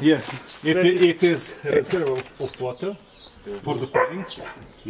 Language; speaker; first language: English; non-native, learner; Serbian